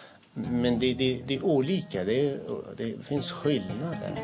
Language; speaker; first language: Swedish; non-native, fluent; Kurdish